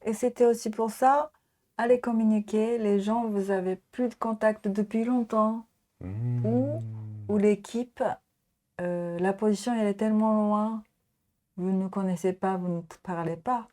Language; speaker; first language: French; non-native, learner; Japanese